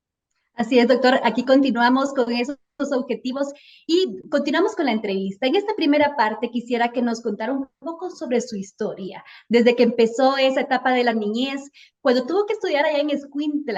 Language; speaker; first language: Spanish; native; Spanish